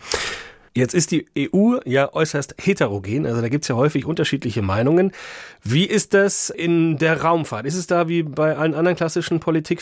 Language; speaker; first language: German; native; German